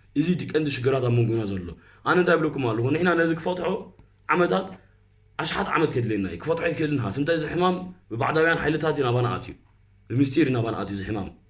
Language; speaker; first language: Tigrinya; early bilingual, heritage; Tigrinya